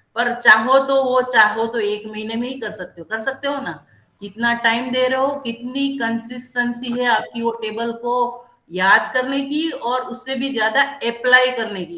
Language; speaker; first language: Hindi; non-native, local second language; Gujarati